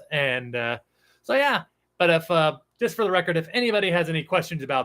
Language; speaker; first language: English; native; English